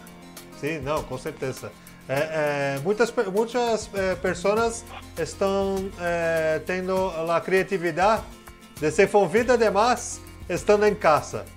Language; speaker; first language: Spanish; non-native, learner; Portuguese